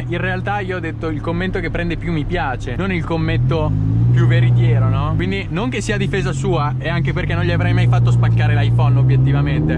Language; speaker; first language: Italian; native; Italian